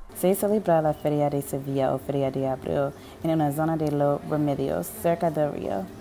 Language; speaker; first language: Spanish; non-native, learner; English